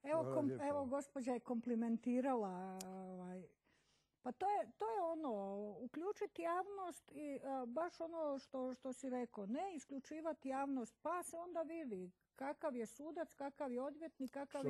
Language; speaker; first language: Croatian; native; Croatian